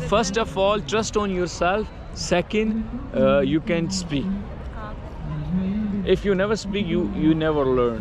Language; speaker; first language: English; non-native, learner; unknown